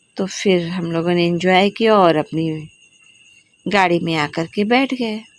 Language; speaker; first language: Hindi; native; Hindi